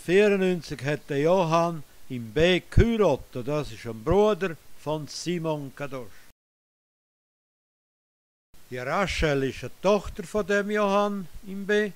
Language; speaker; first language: German; non-native, local second language; Romansh